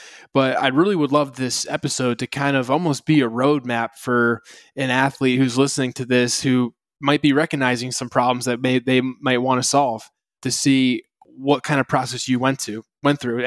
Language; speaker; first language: English; native; English